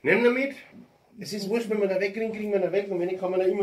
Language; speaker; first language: German; native; German